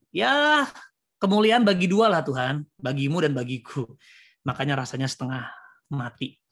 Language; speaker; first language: Indonesian; native; Indonesian